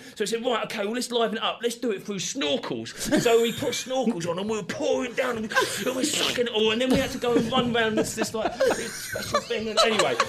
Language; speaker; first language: English; native; English